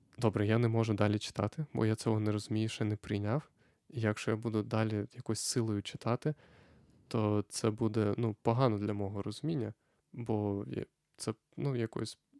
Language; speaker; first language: Ukrainian; non-native, fluent; Lithuanian